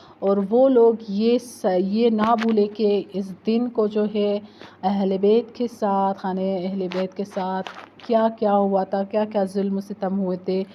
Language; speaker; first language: Urdu; native; Urdu